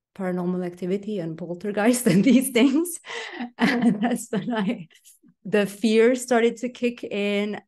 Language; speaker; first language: English; non-native, fluent; Romanian